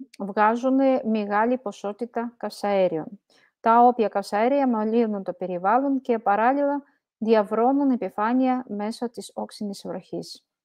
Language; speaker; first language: Greek; non-native, fluent; Russian